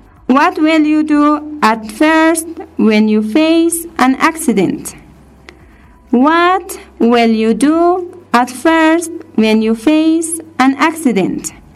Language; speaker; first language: English; non-native, fluent; Persian